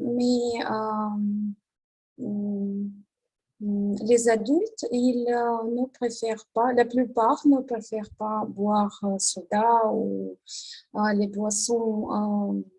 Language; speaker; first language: French; non-native, learner; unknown